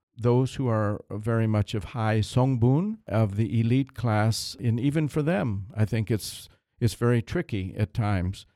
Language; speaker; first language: English; native; English